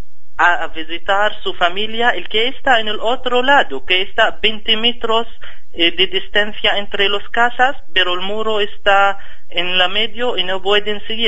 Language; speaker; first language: Spanish; non-native, fluent; Arabic